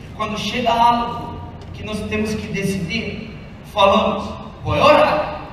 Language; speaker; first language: Portuguese; non-native, fluent; Italian